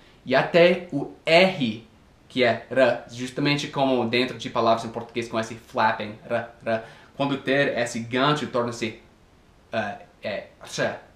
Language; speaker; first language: Portuguese; non-native, fluent; English